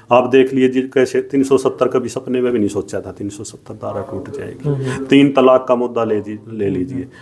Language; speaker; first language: Hindi; native; Hindi